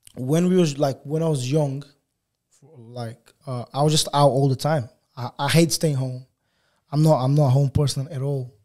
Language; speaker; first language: English; non-native, fluent; Portuguese